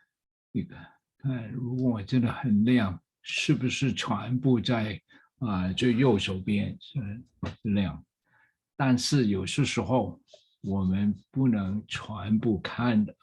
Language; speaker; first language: Chinese; non-native, fluent; English